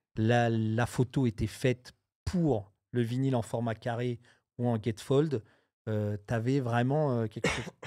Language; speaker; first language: French; native; French